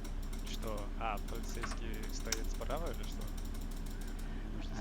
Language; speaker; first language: Russian; non-native, learner; English